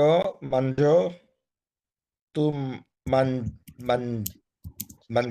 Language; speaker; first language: Italian; non-native, learner; Bangla